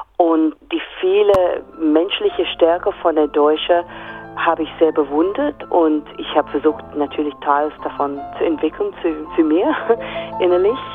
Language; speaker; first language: German; non-native, fluent; English